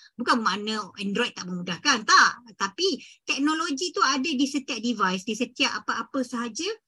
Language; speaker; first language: Malay; native; Malay